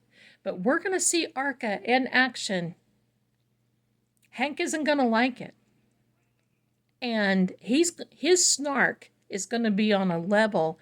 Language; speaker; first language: English; native; English